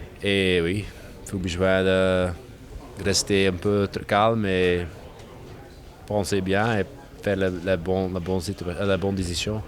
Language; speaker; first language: French; non-native, learner; Dutch